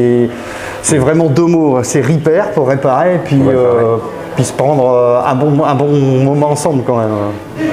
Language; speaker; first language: French; native; French